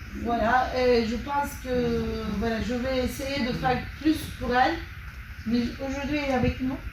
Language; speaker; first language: French; non-native, fluent; Turkish